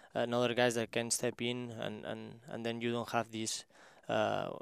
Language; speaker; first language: English; non-native, fluent; Spanish